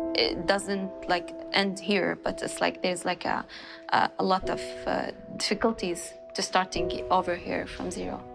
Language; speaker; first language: English; non-native, fluent; Arabic